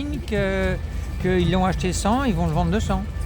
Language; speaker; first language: French; native; French